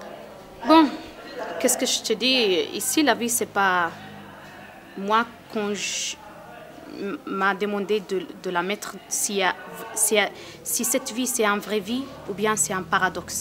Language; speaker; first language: French; non-native, learner; Arabic